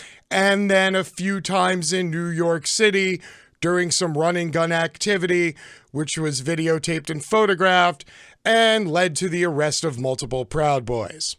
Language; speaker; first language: English; native; English